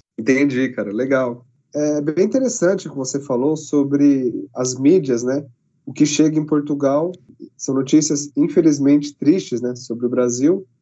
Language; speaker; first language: Portuguese; native; Portuguese